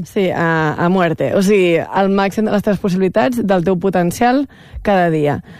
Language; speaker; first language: Catalan; native; Catalan